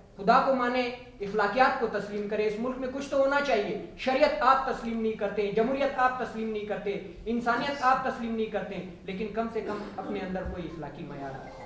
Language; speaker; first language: Urdu; non-native, local second language; Pashto